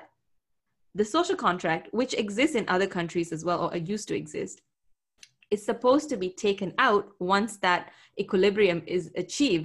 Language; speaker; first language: English; non-native, local second language; Tamil